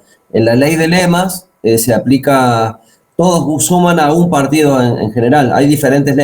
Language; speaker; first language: Spanish; native; Spanish